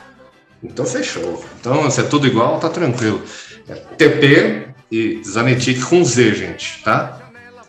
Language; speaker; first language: Portuguese; native; Portuguese